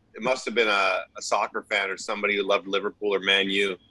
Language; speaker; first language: English; native; English